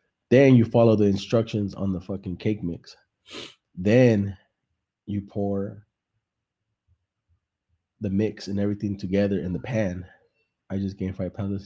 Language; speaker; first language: English; early bilingual, other home language; Spanish